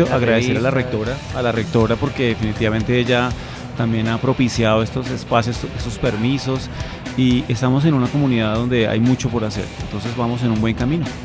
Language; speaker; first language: Spanish; native; Spanish